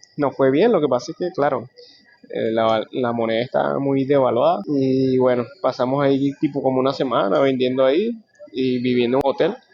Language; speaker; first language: Spanish; native; Spanish